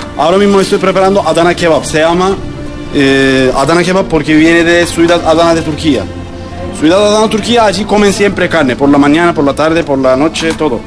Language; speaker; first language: Spanish; non-native, learner; Turkish